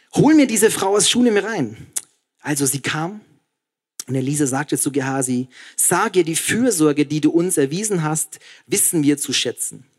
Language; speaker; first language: German; native; German